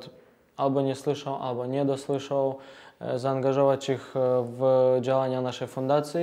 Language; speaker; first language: Polish; non-native, fluent; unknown